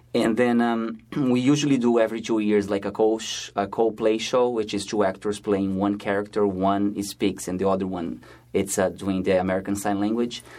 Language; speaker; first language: English; non-native, fluent; Portuguese